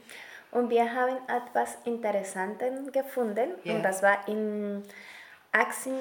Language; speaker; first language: German; non-native, learner; Spanish